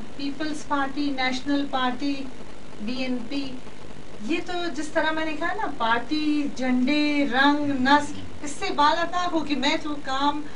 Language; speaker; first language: Urdu; non-native, local second language; Baluchi